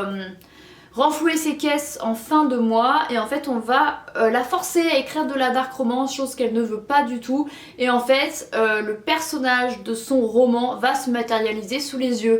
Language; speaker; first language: French; native; French